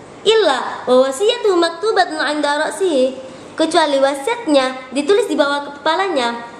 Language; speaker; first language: Indonesian; native; Indonesian